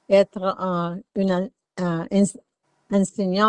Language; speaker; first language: French; non-native, learner; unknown